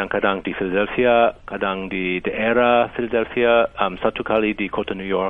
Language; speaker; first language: Indonesian; non-native, fluent; English